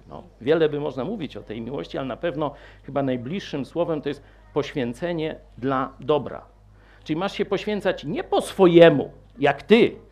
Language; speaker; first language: Polish; native; Polish